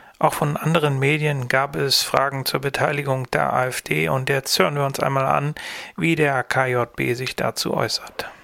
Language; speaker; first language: German; native; German